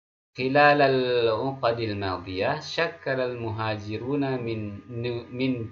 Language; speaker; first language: Arabic; non-native, fluent; Indonesian